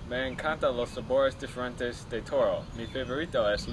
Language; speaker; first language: Spanish; non-native, learner; English